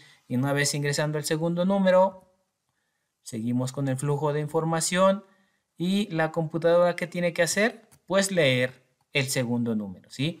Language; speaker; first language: Spanish; native; Spanish